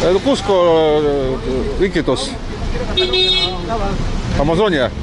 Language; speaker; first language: Spanish; non-native, learner; English